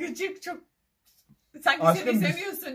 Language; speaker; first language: Turkish; non-native, learner; English